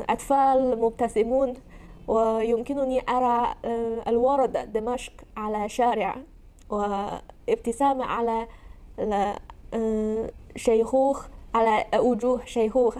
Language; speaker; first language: Arabic; non-native, learner; Chinese